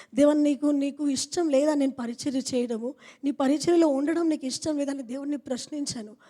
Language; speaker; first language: Telugu; non-native, fluent; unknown